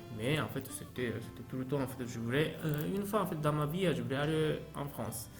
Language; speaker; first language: French; non-native, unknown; Japanese